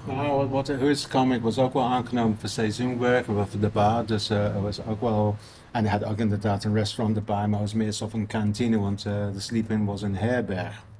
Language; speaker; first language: Dutch; non-native, fluent; English